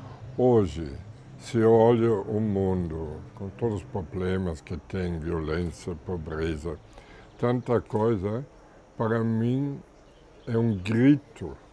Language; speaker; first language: Portuguese; non-native, fluent; German